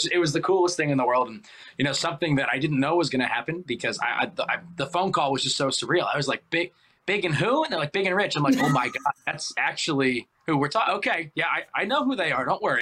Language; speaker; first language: English; native; English